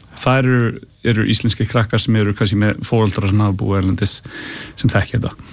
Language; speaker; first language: Icelandic; early bilingual, heritage; Icelandic